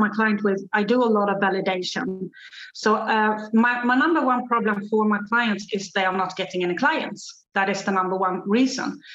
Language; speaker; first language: English; non-native, fluent; Swedish